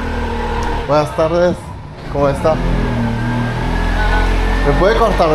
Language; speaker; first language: Spanish; non-native, fluent; French